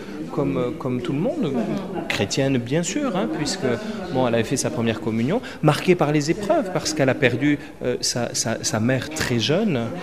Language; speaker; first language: French; native; French